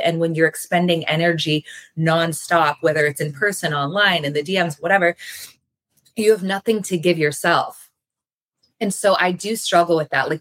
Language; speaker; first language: English; native; English